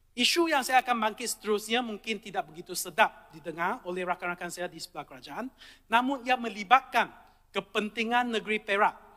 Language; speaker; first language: Malay; non-native, local second language; Chinese